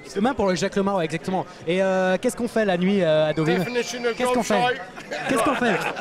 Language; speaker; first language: French; native; French